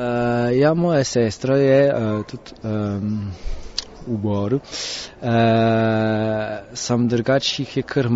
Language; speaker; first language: Slovenian; early bilingual, heritage; Slovenian